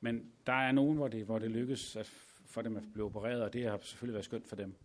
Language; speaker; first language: Danish; native; Danish